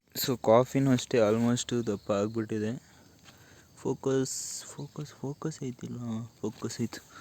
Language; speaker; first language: Kannada; native; Kannada